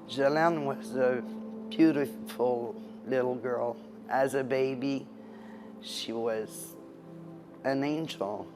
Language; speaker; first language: English; non-native, local second language; French